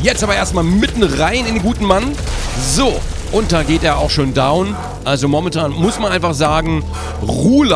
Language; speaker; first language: German; native; German